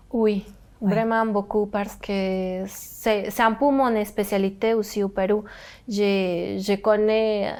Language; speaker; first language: French; non-native, learner; Spanish